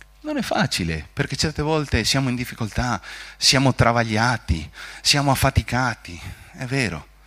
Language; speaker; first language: Italian; non-native, fluent; Spanish